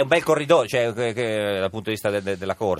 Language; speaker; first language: Italian; native; Italian